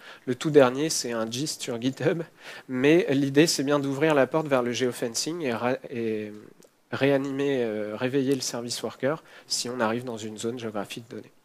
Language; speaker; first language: French; native; French